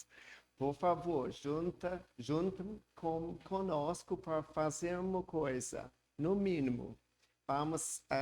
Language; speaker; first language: Portuguese; non-native, learner; English